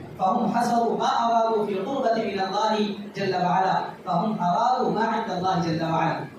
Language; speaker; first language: Urdu; native; Urdu